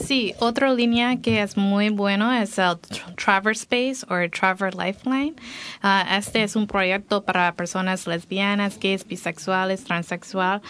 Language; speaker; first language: Spanish; non-native, learner; English